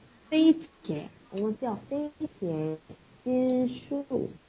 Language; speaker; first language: Chinese; non-native, fluent; Korean